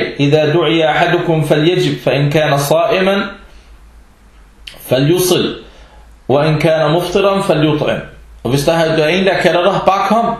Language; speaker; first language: Danish; early bilingual, other home language; Arabic